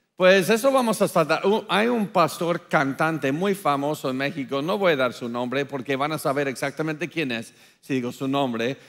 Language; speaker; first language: Spanish; non-native, fluent; English